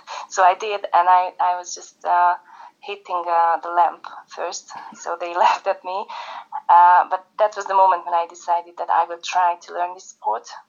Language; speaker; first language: English; non-native, fluent; Hungarian